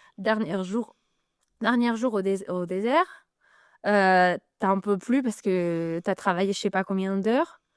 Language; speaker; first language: French; non-native, fluent; Spanish